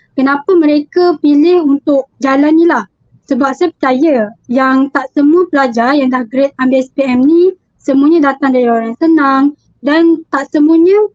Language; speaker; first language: Malay; native; Malay